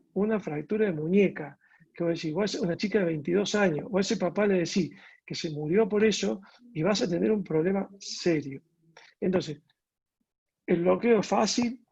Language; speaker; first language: Spanish; native; Spanish